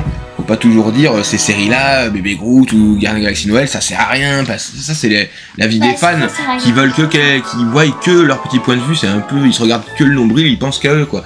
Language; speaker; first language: French; native; French